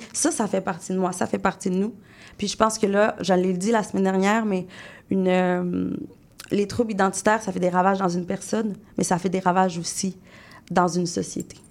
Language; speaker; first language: French; native; French